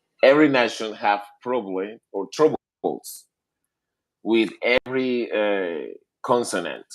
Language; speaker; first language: English; non-native, learner; Spanish